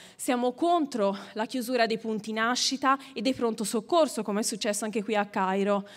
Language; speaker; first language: Italian; native; Italian